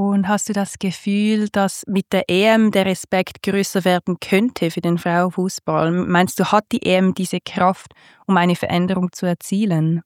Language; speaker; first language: German; native; German